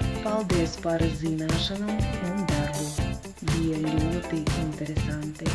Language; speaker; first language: Latvian; non-native, learner; Ukrainian